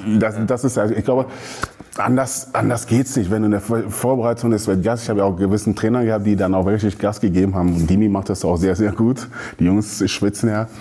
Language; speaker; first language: German; early bilingual, other home language; Akan